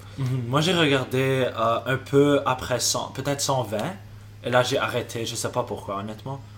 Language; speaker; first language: French; non-native, local second language; English